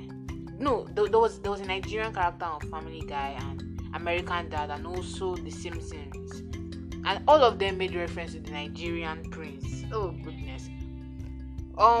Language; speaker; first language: English; non-native, local second language; Yoruba